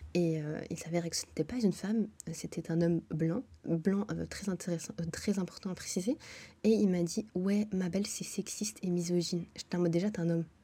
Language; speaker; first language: French; native; French